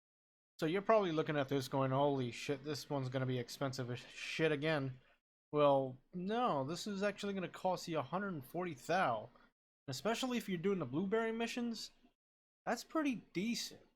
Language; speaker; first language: English; native; English